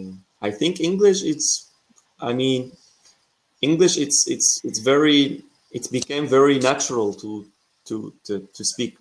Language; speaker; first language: English; non-native, fluent; Arabic